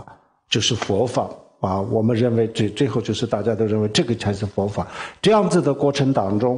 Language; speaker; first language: Chinese; non-native, local second language; Tibetan